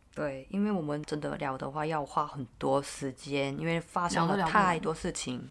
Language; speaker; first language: Chinese; non-native, fluent; Korean